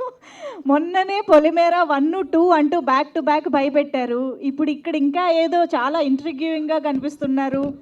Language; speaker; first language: Telugu; native; Telugu